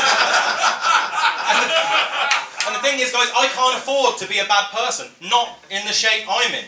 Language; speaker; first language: English; native; English